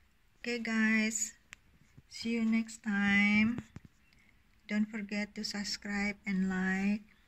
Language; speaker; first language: English; non-native, learner; Indonesian